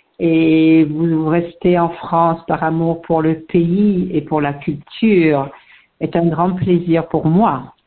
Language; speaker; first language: French; non-native, fluent; English